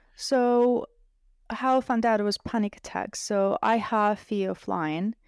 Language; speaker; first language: English; non-native, fluent; Russian